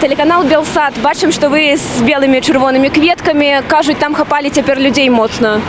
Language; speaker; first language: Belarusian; non-native, local second language; Russian